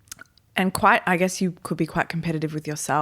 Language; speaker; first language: English; native; English